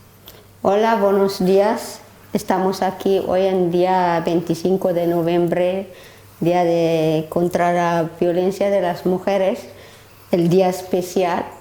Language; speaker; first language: Spanish; non-native, learner; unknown